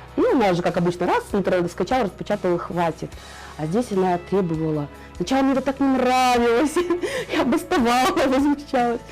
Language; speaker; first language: Russian; native; Russian